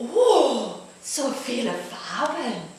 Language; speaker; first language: German; non-native, learner; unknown